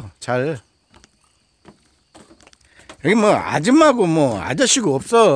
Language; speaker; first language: Korean; native; Korean